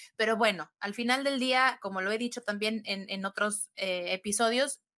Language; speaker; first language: Spanish; native; Spanish